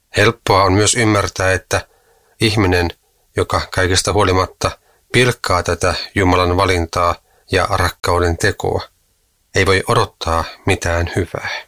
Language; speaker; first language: Finnish; native; Finnish